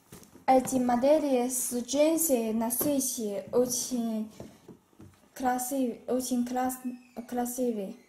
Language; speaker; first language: Russian; non-native, learner; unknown